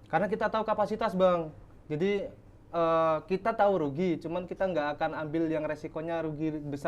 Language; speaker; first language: Indonesian; native; Indonesian